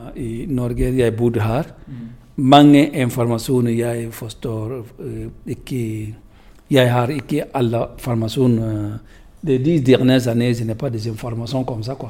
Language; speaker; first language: Norwegian; non-native, learner; Fula